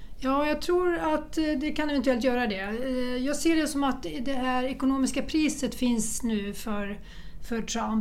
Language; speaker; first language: Swedish; native; Swedish